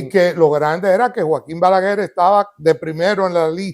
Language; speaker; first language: Spanish; native; Spanish